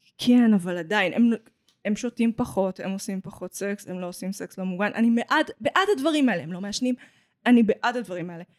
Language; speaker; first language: Hebrew; native; Hebrew